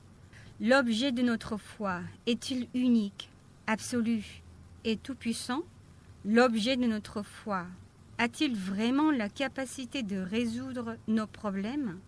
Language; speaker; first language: French; non-native, fluent; Korean